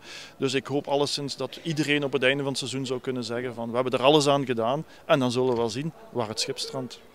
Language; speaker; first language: Dutch; native; Dutch